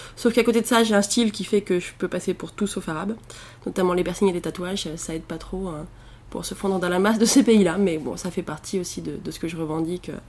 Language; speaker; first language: French; native; French